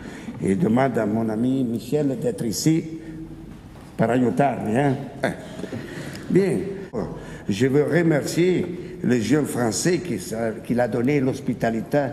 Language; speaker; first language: French; non-native, fluent; Italian